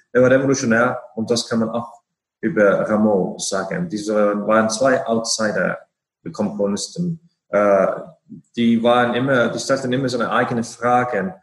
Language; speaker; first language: German; non-native, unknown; Icelandic